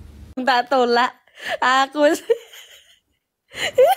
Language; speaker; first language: Vietnamese; non-native, learner; Javanese